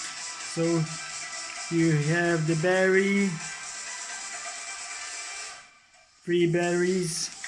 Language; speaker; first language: English; non-native, fluent; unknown